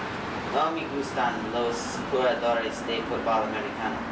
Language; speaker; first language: Spanish; non-native, learner; English